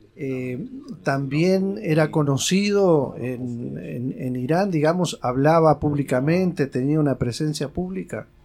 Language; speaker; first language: Spanish; native; Spanish